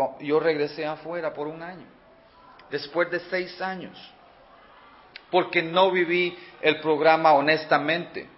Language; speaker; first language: Spanish; early bilingual, heritage; Spanish